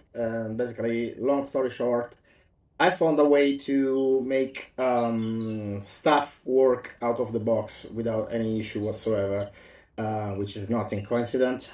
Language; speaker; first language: English; non-native, fluent; Italian